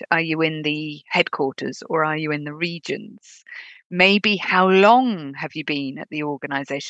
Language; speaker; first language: English; native; English